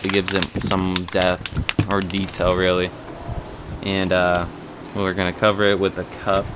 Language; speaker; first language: English; native; English